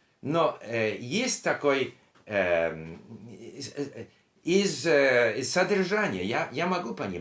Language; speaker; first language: Russian; non-native, learner; English